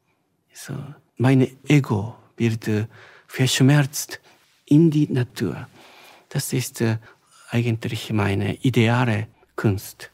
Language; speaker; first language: German; non-native, fluent; Japanese